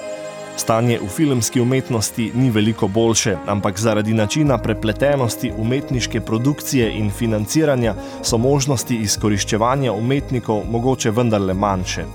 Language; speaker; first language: Slovenian; native; Slovenian